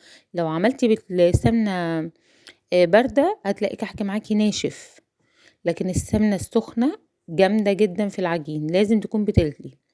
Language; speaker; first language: Arabic; native; Arabic